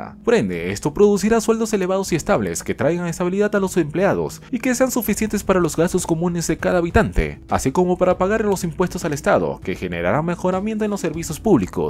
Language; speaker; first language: Spanish; native; Spanish